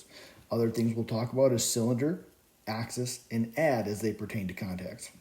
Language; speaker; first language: English; native; English